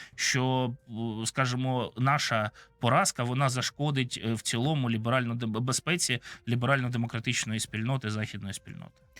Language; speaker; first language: Ukrainian; non-native, local second language; Russian